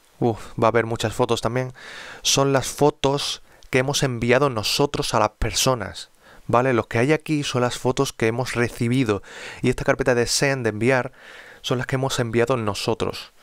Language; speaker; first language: Spanish; native; Spanish